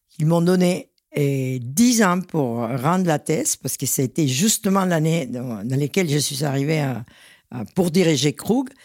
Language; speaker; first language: French; non-native, fluent; Spanish